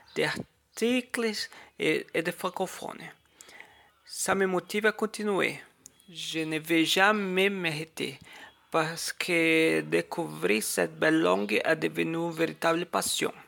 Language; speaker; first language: French; non-native, learner; Portuguese